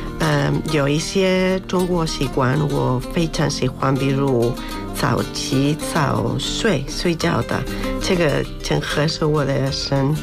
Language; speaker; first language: Chinese; non-native, fluent; Spanish